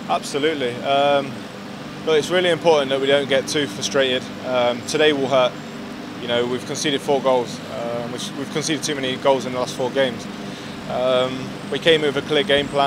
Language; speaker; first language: English; native; English